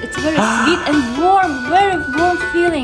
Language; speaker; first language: English; non-native, learner; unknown